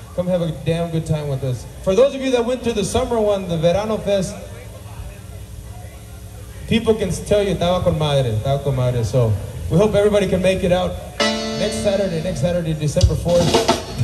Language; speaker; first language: English; early bilingual, other home language; Spanish